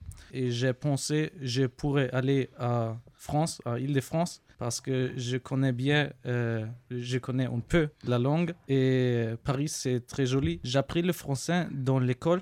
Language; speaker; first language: French; non-native, learner; German